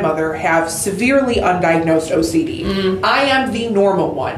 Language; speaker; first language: English; native; English